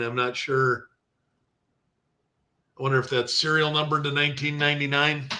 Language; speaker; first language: English; native; English